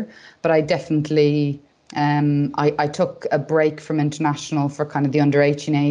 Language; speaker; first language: English; native; English